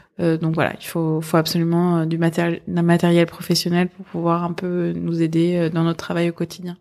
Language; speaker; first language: French; early bilingual, other home language; Persian